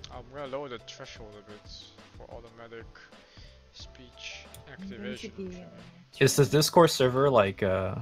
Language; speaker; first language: English; early bilingual, heritage; Dutch